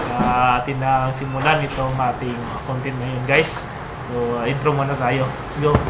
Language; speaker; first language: Filipino; native; Filipino